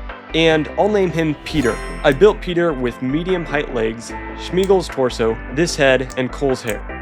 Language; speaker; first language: English; native; English